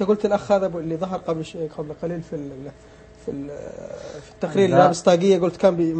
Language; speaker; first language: Arabic; native; Arabic